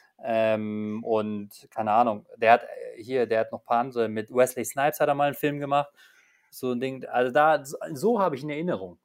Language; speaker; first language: German; early bilingual, other home language; Polish